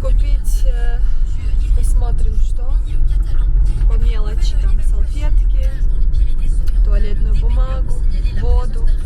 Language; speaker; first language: Russian; native; Russian